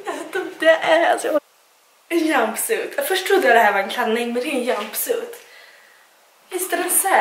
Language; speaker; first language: Swedish; native; Swedish